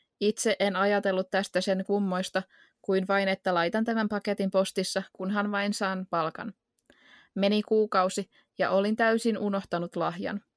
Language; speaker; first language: Finnish; native; Finnish